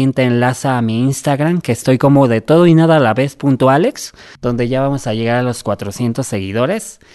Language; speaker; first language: Spanish; native; Spanish